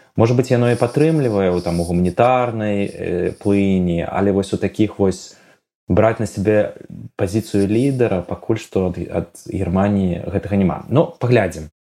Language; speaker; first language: Belarusian; non-native, local second language; Russian